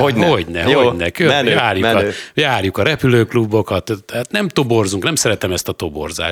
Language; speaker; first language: Hungarian; native; Hungarian